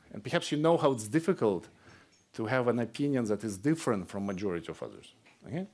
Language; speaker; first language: English; non-native, fluent; Russian